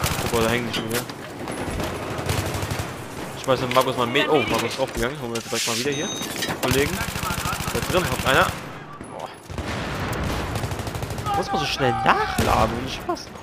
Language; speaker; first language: German; native; German